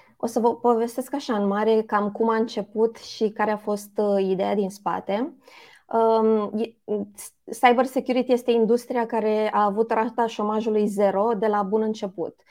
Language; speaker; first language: Romanian; native; Romanian